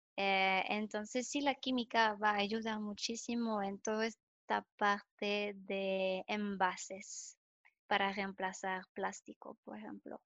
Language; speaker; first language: Spanish; non-native, fluent; French